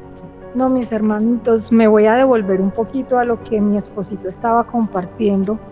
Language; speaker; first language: Spanish; native; Spanish